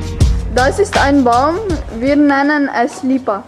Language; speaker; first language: German; non-native, learner; Slovenian